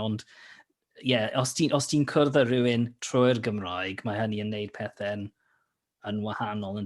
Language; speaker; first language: Welsh; non-native, fluent; English